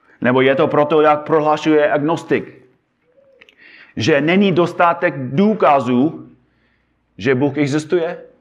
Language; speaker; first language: Czech; non-native, fluent; English